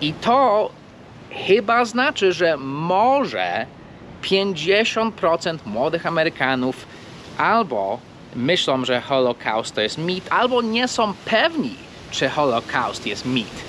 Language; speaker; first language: Polish; non-native, fluent; English